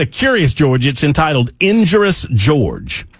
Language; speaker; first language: English; native; English